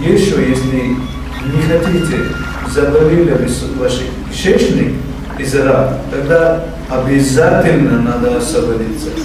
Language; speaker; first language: Russian; non-native, learner; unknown